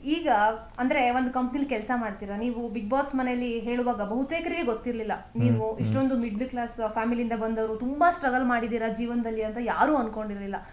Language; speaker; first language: Kannada; native; Kannada